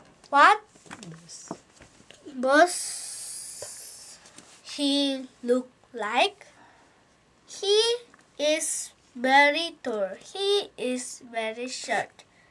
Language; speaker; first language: English; non-native, learner; Korean